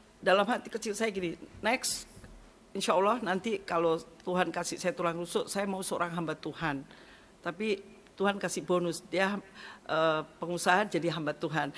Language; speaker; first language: Indonesian; native; Indonesian